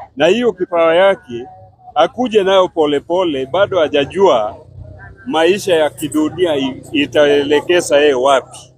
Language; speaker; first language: Swahili; non-native, local second language; Luo (Kenya and Tanzania)